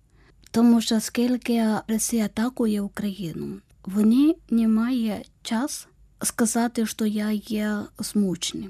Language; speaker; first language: Ukrainian; non-native, learner; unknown